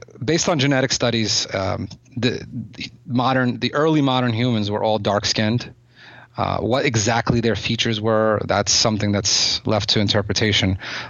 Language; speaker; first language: English; native; English